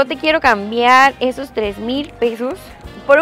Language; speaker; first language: Spanish; native; Spanish